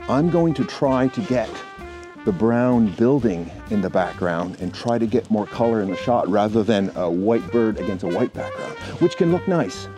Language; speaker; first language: English; native; English